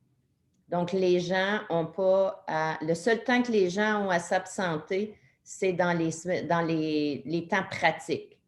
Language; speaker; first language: French; native; French